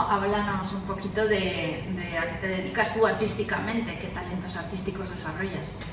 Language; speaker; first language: Spanish; native; Spanish